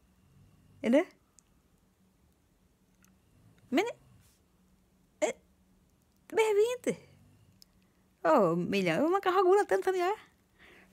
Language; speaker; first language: Swedish; non-native, learner; Portuguese